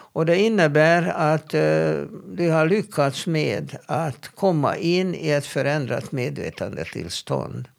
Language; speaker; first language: Swedish; non-native, fluent; Hebrew